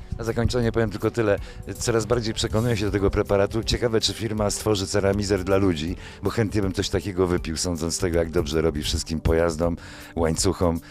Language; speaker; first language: Polish; native; Polish